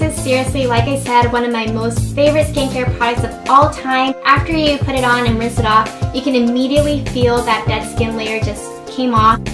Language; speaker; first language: English; early bilingual, other home language; Japanese